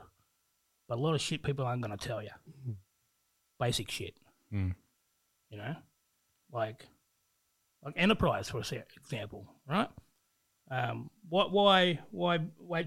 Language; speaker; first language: English; native; English